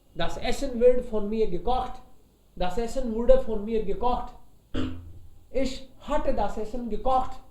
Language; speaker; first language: German; non-native, learner; Hindi